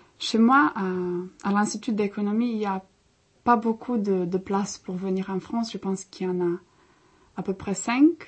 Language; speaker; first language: French; non-native, fluent; Czech